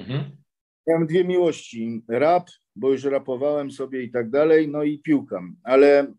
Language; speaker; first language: Polish; early bilingual, heritage; Polish